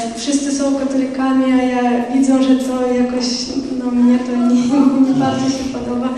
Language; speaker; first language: Polish; non-native, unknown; Russian